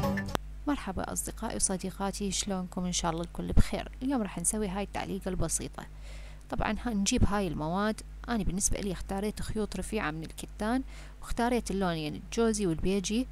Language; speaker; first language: Arabic; native; Arabic